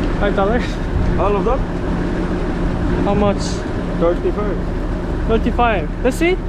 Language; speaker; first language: English; non-native, learner; Korean